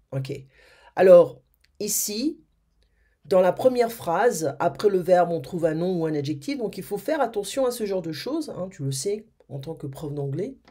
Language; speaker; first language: French; native; French